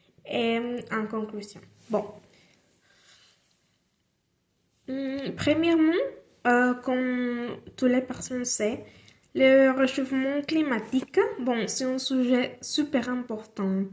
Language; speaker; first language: French; non-native, learner; Spanish